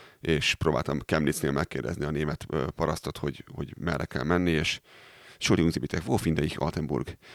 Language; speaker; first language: Hungarian; native; Hungarian